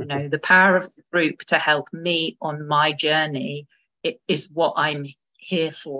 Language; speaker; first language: English; native; English